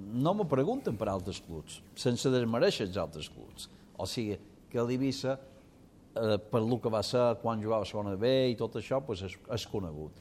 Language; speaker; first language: Catalan; non-native, local second language; Spanish